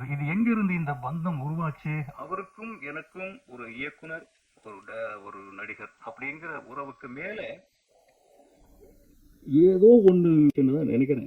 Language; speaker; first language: Tamil; native; Tamil